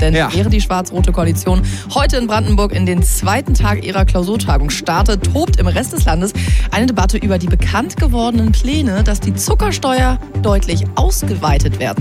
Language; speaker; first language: German; native; German